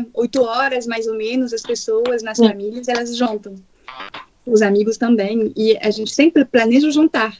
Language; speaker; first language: Portuguese; non-native, fluent; French